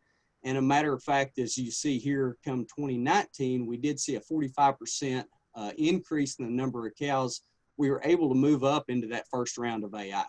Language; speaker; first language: English; native; English